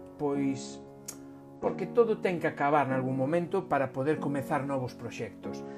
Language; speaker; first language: Galician; non-native, local second language; Spanish